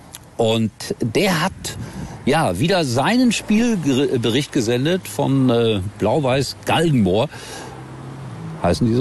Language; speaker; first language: German; native; German